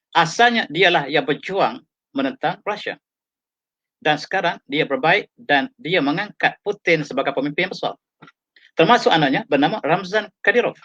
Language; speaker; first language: Malay; native; Malay